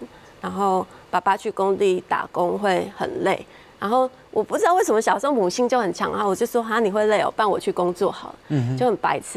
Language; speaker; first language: Chinese; native; Chinese